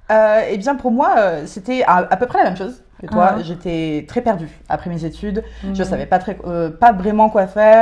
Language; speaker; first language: French; native; French